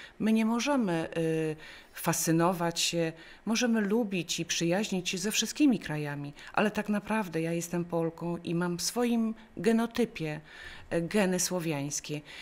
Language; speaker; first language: Polish; native; Polish